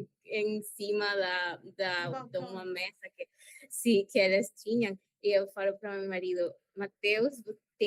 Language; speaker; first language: Portuguese; non-native, learner; Spanish